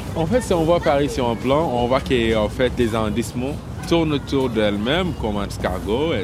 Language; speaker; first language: French; non-native, fluent; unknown